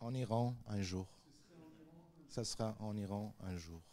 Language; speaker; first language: French; non-native, fluent; Persian